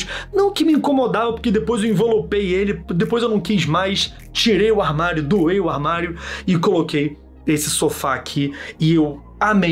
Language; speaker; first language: Portuguese; native; Portuguese